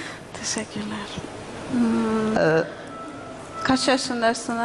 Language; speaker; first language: Turkish; non-native, learner; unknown